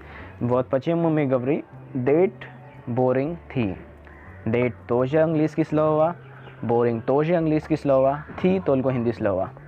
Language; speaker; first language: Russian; non-native, learner; Hindi